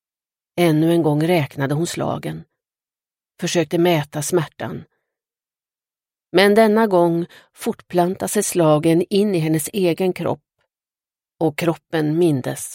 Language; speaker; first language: Swedish; native; Swedish